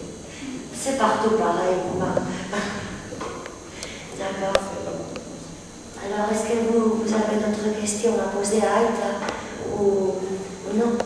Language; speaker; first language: French; non-native, fluent; Spanish